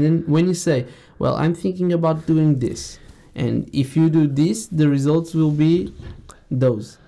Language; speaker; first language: English; non-native, fluent; Portuguese